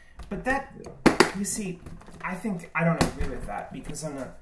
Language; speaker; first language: English; native; English